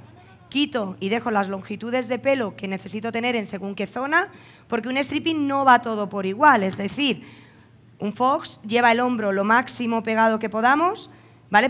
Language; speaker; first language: Spanish; native; Spanish